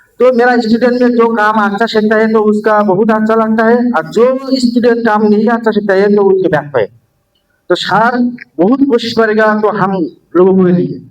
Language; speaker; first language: Hindi; non-native, local second language; Bangla